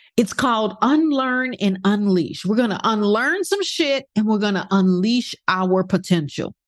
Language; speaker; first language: English; native; English